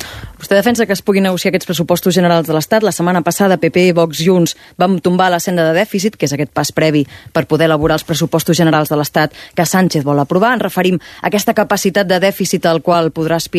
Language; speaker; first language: Catalan; native; Catalan